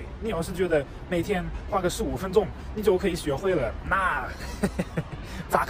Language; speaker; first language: Chinese; non-native, fluent; German